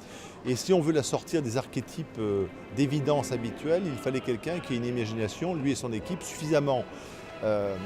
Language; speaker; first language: French; native; French